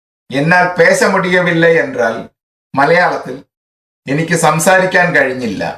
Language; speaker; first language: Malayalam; non-native, fluent; Tamil